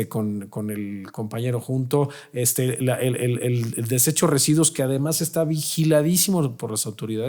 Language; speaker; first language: Spanish; native; Spanish